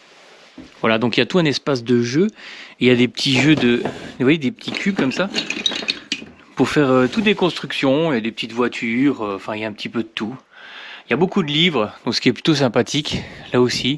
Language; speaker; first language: French; native; French